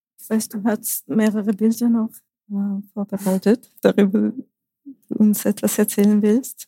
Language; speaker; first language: German; non-native, fluent; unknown